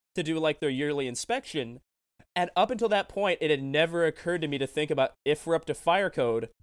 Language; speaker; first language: English; native; English